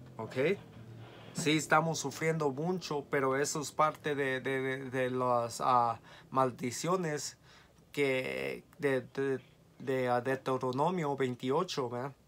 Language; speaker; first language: Spanish; early bilingual, heritage; Spanish